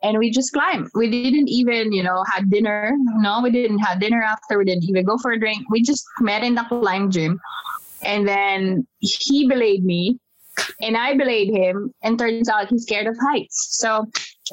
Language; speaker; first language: English; non-native, local second language; Filipino